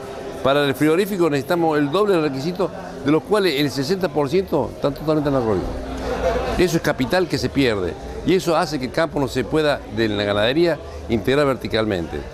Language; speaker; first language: Spanish; native; Spanish